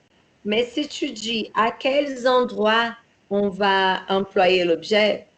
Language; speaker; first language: French; non-native, fluent; Portuguese